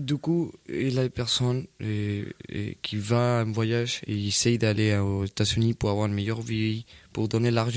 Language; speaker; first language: French; non-native, fluent; Spanish